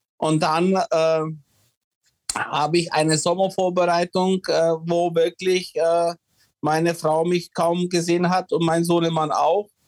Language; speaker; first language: German; early bilingual, other home language; Czech